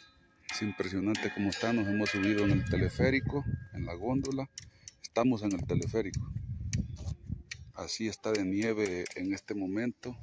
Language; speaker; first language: Spanish; native; Spanish